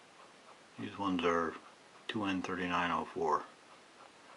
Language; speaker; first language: English; native; English